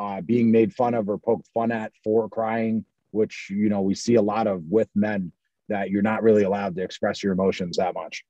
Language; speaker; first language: English; native; English